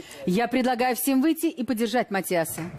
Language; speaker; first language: Russian; native; Russian